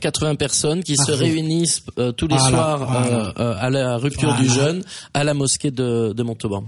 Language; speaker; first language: French; native; French